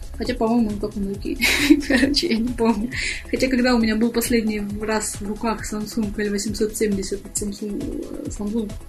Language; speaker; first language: Russian; native; Russian